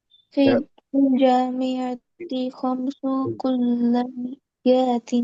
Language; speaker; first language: Arabic; non-native, learner; Bangla